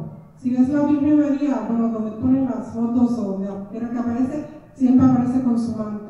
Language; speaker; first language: Spanish; native; Spanish